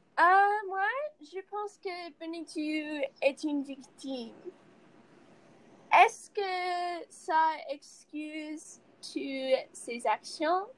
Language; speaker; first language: French; non-native, learner; English